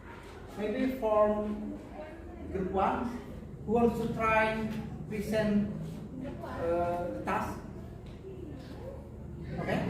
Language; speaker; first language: English; non-native, learner; Indonesian